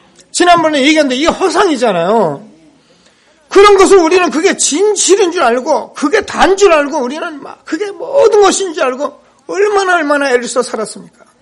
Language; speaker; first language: Korean; native; Korean